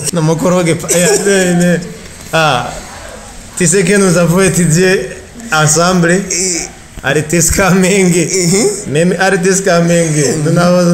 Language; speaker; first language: French; non-native, learner; Rundi